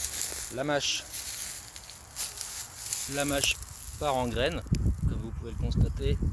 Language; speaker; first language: French; native; French